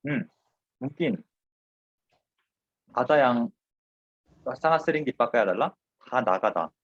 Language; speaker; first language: Indonesian; non-native, fluent; Korean